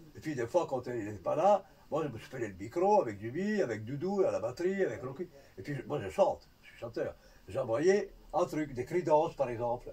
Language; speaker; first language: French; non-native, fluent; Italian